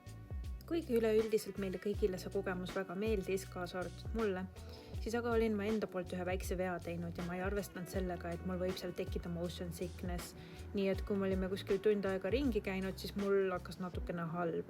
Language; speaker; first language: Estonian; native; Estonian